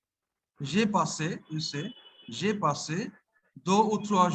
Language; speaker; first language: French; non-native, fluent; Bangla